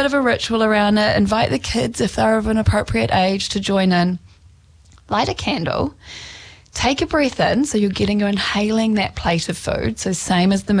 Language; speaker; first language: English; native; English